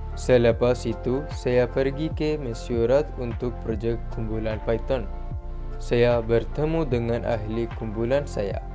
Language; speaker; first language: Malay; non-native, learner; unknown